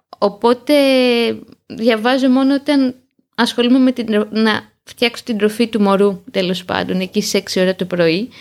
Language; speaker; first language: Greek; native; Greek